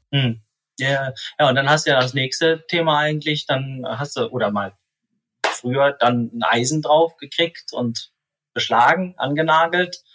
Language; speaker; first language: German; native; German